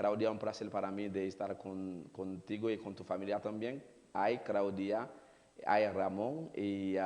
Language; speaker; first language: Spanish; non-native, learner; Haitian Creole